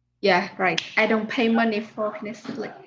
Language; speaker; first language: English; non-native, learner; Vietnamese